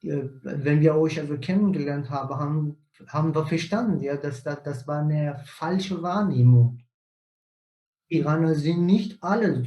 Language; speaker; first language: German; non-native, fluent; Persian